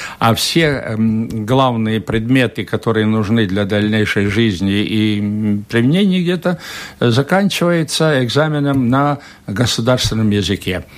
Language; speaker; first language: Russian; non-native, local second language; Latvian